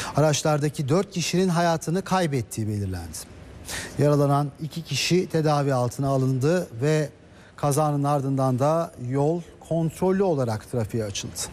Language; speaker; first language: Turkish; native; Turkish